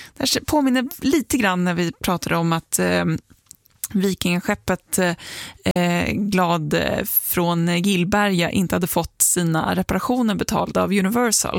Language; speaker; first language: Swedish; native; Swedish